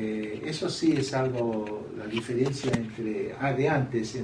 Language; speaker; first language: Spanish; non-native, fluent; English